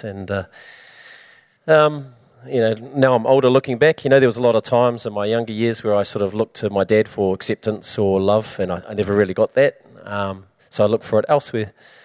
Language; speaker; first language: English; native; English